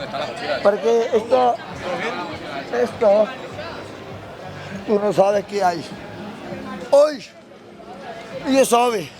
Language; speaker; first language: Spanish; non-native, learner; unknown